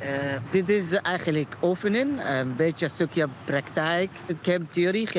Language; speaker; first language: Dutch; non-native, learner; Arabic